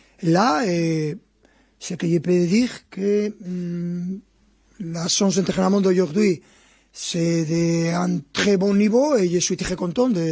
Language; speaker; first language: French; non-native, fluent; Spanish